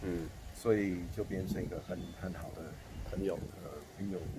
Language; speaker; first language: Chinese; non-native, fluent; English